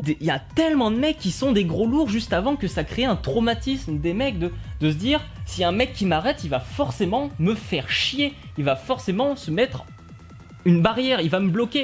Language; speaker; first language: French; native; French